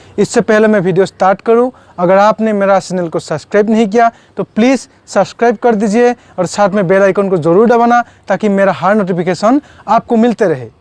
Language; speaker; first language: Hindi; non-native, local second language; Assamese